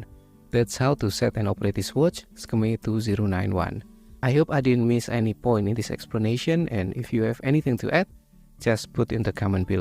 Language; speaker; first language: English; non-native, fluent; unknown